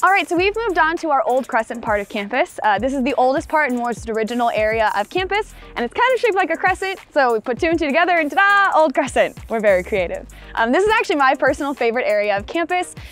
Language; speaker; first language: English; native; English